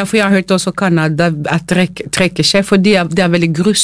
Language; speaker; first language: Norwegian; non-native, fluent; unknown